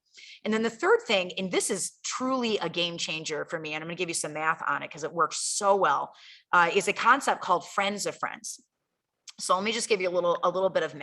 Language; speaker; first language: English; native; English